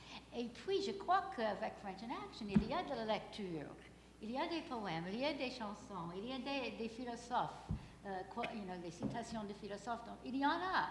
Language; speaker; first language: French; non-native, fluent; English